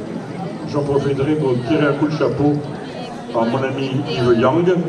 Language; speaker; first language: French; native; French